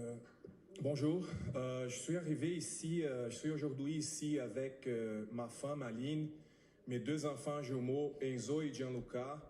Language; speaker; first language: French; non-native, fluent; Portuguese